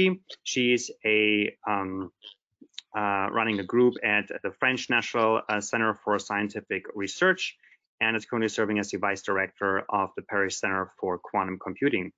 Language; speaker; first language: English; non-native, fluent; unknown